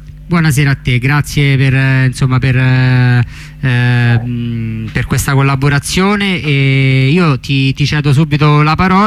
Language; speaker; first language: Italian; native; Italian